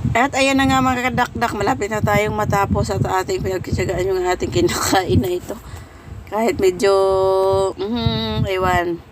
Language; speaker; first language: Filipino; native; Filipino